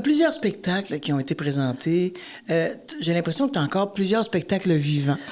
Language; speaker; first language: French; native; French